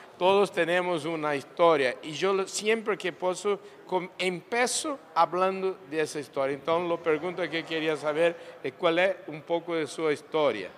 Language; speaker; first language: Spanish; non-native, learner; Portuguese